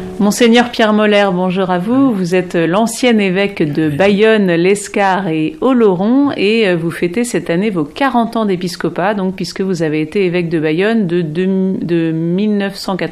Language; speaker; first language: French; native; French